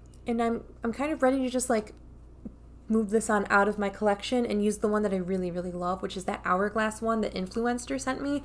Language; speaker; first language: English; native; English